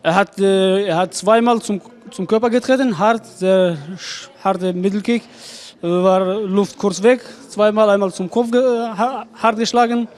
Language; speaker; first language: German; non-native, learner; Tajik